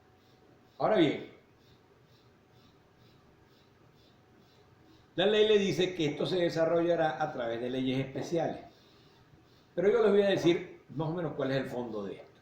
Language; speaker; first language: Spanish; native; Spanish